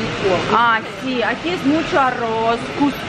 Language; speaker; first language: Spanish; non-native, fluent; Ukrainian